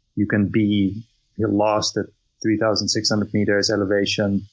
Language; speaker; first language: English; non-native, fluent; Dutch